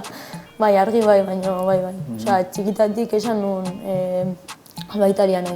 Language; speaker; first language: Basque; non-native, local second language; Spanish